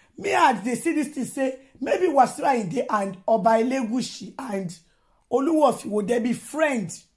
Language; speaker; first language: Nigerian Pidgin; non-native, local second language; Yoruba